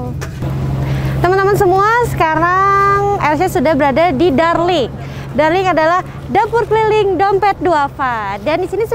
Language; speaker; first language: Indonesian; native; Indonesian